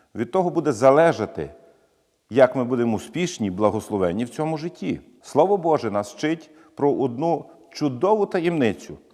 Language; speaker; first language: Ukrainian; native; Ukrainian